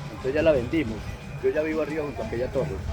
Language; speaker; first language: Spanish; native; Spanish